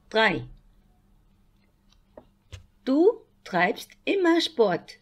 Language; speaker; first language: German; non-native, fluent; Turkish